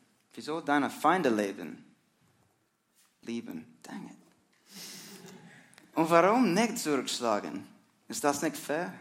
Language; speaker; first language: German; non-native, learner; English